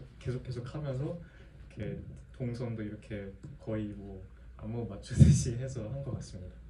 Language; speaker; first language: Korean; native; Korean